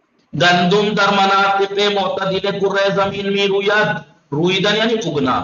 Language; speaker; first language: Persian; non-native, fluent; Urdu